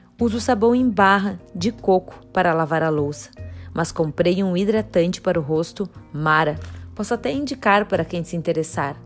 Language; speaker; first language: Portuguese; native; Portuguese